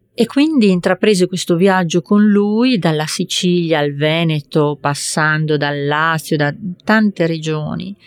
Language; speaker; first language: Italian; native; Italian